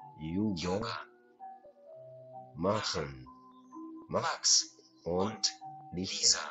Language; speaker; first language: German; non-native, learner; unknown